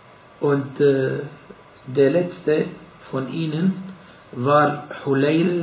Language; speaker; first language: German; non-native, fluent; Arabic